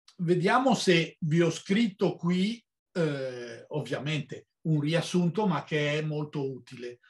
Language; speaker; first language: Italian; native; Italian